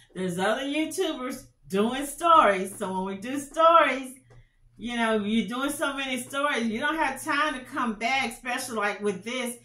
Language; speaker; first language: English; native; English